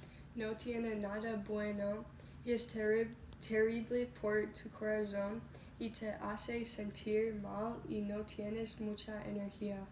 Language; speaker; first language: Spanish; non-native, learner; English